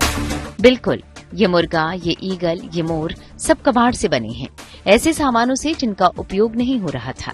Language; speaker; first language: Hindi; native; Hindi